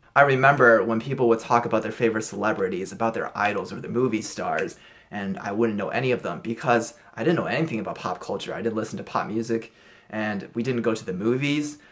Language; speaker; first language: English; early bilingual, other home language; Chinese